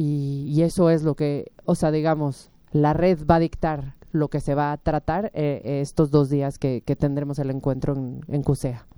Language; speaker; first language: Spanish; native; Spanish